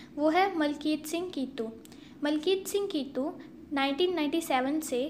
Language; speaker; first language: Hindi; native; Hindi